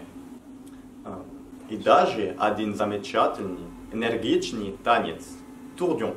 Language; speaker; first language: Russian; non-native, fluent; French